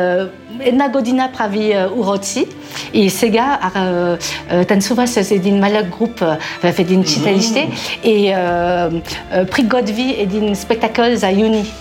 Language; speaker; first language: Bulgarian; non-native, learner; French